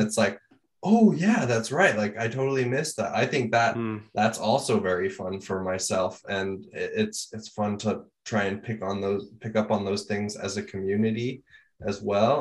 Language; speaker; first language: English; native; English